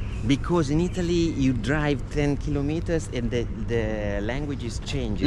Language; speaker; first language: English; non-native, fluent; Italian